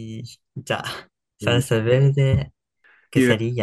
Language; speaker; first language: Spanish; non-native, learner; Japanese